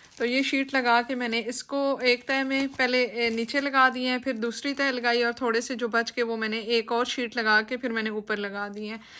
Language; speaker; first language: Urdu; non-native, local second language; Punjabi